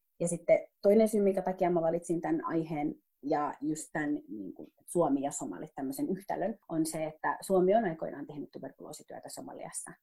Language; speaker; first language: Finnish; early bilingual, other home language; Somali